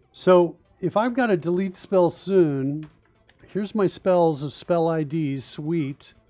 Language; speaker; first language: English; native; English